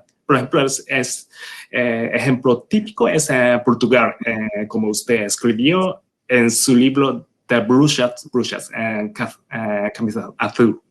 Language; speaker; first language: Spanish; non-native, learner; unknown